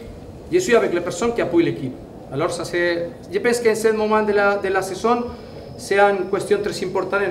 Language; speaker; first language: French; non-native, fluent; Spanish